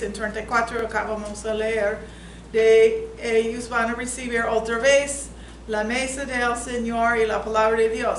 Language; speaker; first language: Spanish; non-native, fluent; English